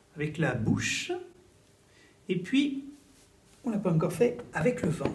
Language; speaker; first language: French; native; French